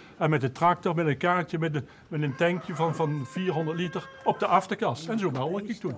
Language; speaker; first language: Dutch; native; Dutch